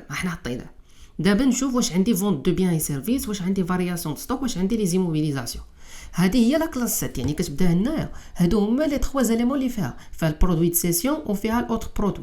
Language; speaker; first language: Arabic; native; Arabic